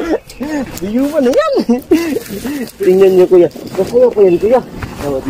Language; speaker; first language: Filipino; non-native, local second language; Cebuano